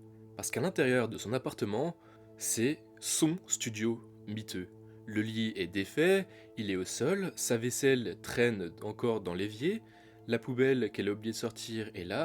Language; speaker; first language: French; native; French